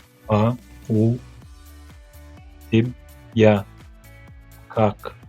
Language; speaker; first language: Russian; non-native, fluent; Turkmen